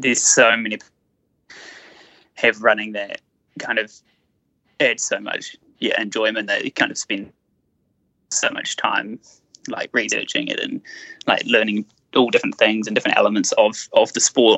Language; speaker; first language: English; native; English